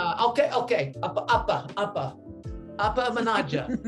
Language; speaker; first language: Indonesian; non-native, learner; English